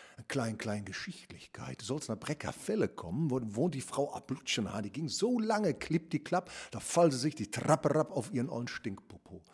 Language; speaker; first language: German; native; German